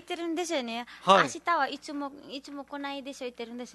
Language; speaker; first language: Japanese; non-native, learner; Nepali